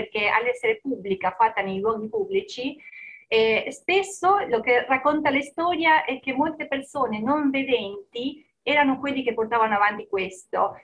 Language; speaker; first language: Italian; non-native, fluent; Spanish